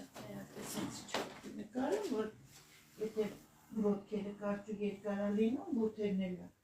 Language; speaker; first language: Armenian; native; Armenian